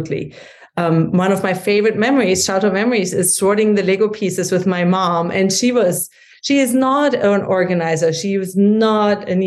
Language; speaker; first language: English; non-native, fluent; German